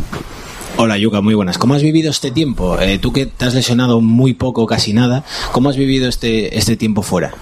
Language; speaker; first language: Spanish; native; Spanish